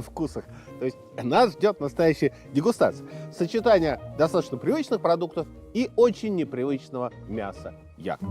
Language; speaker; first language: Russian; native; Russian